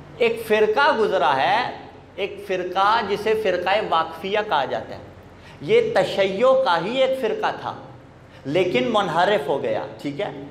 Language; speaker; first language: Urdu; non-native, local second language; Punjabi